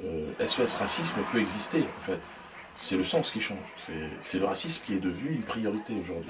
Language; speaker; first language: French; native; French